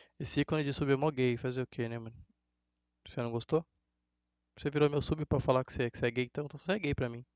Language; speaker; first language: Portuguese; native; Portuguese